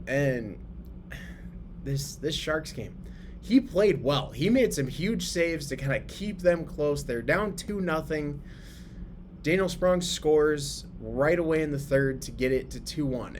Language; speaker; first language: English; native; English